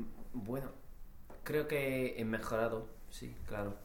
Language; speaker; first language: Spanish; non-native, learner; English